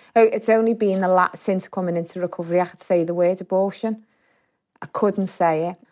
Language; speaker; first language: English; native; English